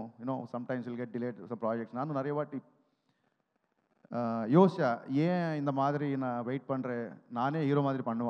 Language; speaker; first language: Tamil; non-native, learner; Telugu